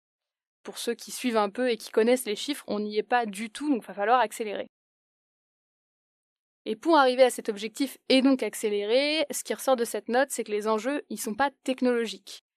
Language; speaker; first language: French; native; French